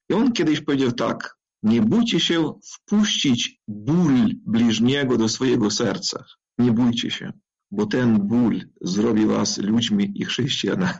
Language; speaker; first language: Polish; non-native, fluent; Ukrainian